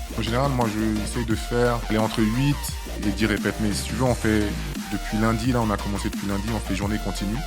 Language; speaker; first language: French; early bilingual, other home language; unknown